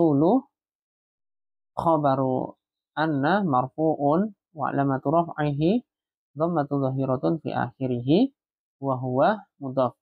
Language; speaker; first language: Arabic; non-native, fluent; Indonesian